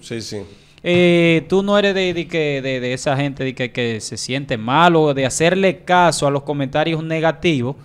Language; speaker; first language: Spanish; native; Spanish